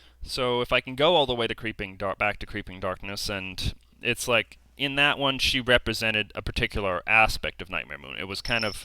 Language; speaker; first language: English; native; English